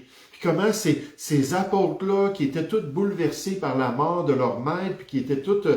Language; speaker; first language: French; native; French